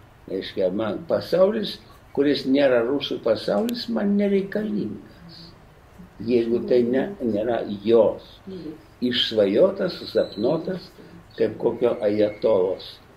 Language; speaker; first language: Lithuanian; native; Lithuanian